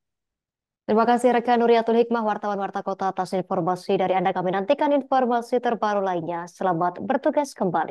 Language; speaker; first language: Indonesian; native; Indonesian